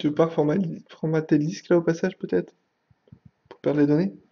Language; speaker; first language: French; native; French